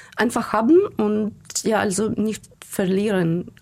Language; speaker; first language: German; non-native, fluent; Ukrainian